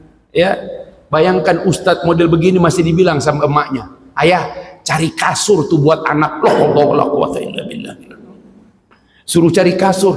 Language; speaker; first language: Indonesian; native; Indonesian